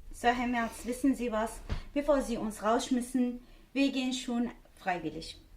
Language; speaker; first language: German; non-native, learner; Arabic